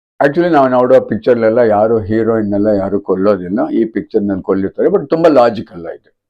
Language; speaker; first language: Kannada; non-native, local second language; Tamil